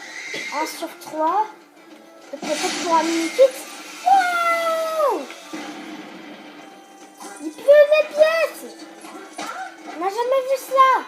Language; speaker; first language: French; native; French